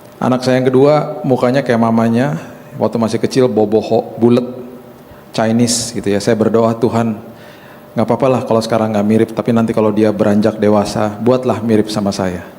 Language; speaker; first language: Indonesian; native; Indonesian